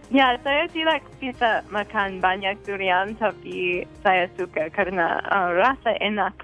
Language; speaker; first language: Indonesian; non-native, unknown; English